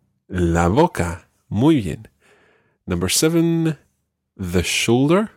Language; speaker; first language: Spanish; non-native, fluent; English